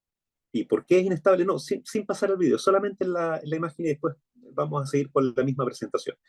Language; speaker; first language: Spanish; native; Spanish